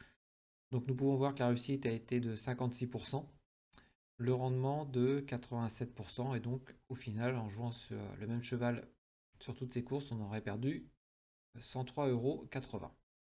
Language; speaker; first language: French; native; French